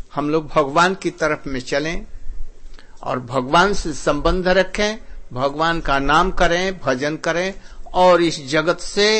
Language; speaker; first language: Hindi; native; Hindi